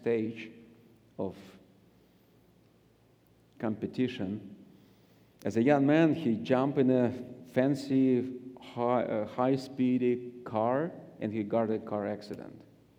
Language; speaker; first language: English; non-native, fluent; Russian